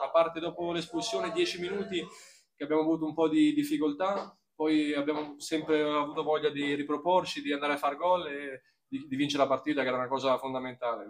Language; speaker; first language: Italian; native; Italian